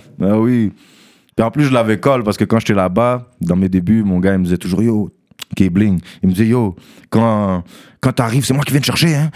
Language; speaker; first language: French; early bilingual, other home language; Russian